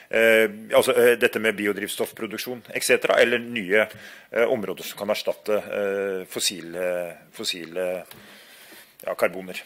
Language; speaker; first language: Norwegian; native; Norwegian